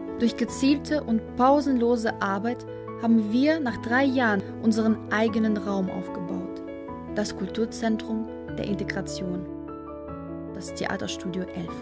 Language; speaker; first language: German; non-native, fluent; Russian